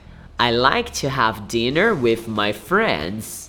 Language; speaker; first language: English; non-native, fluent; Portuguese